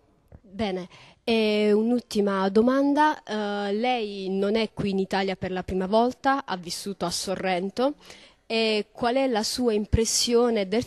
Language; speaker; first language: Italian; native; Italian